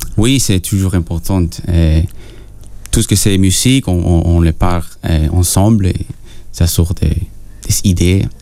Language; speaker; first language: French; non-native, learner; Spanish